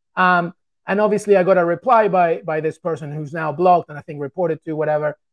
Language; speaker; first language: English; native; English